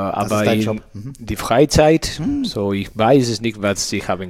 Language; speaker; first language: German; non-native, learner; Spanish